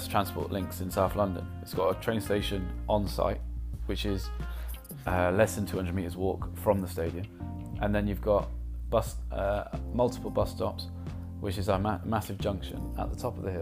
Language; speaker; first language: English; native; English